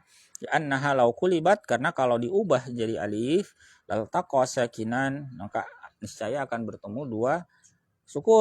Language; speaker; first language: Indonesian; native; Indonesian